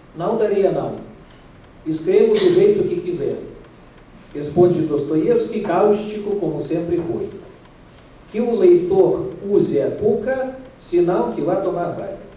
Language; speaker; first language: Portuguese; non-native, fluent; Russian